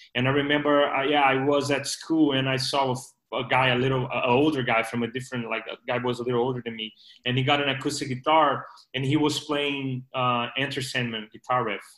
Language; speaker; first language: English; non-native, fluent; Portuguese